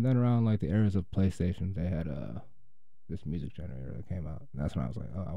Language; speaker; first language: English; native; English